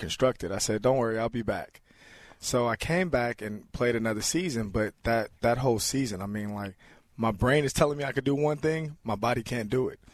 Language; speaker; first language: English; native; English